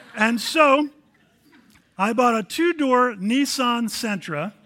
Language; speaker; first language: English; native; English